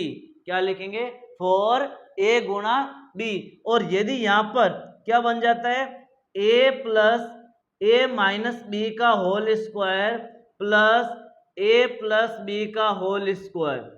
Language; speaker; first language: Hindi; native; Hindi